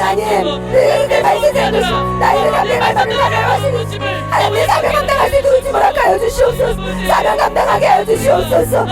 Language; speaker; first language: Korean; native; Korean